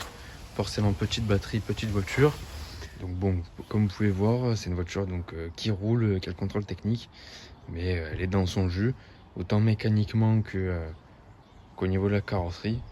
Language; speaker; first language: French; native; French